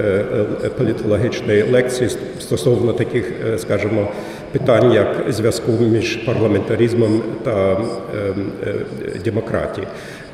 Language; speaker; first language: Ukrainian; non-native, fluent; German